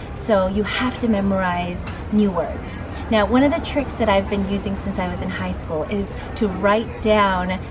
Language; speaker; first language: English; native; English